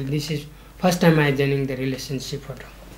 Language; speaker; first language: English; non-native, learner; Nepali